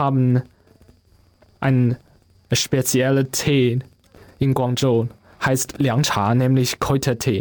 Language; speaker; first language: German; non-native, learner; Chinese